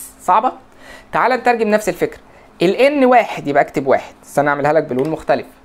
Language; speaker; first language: Arabic; native; Arabic